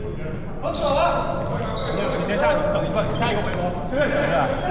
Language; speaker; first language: Chinese; native; Chinese